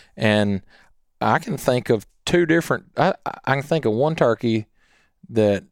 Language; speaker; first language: English; native; English